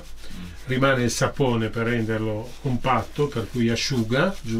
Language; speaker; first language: Italian; native; Italian